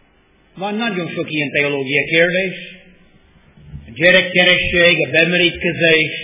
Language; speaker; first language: Hungarian; non-native, fluent; English